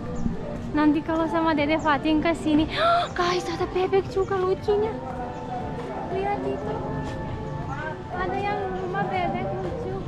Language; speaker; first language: Indonesian; non-native, learner; English